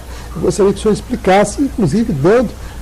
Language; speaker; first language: Portuguese; native; Portuguese